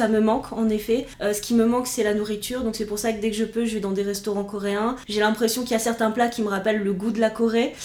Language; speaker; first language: French; native; French